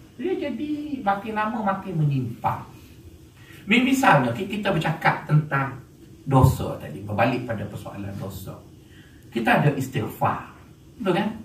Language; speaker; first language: Malay; native; Malay